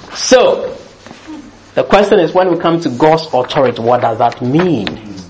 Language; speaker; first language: English; non-native, local second language; Akan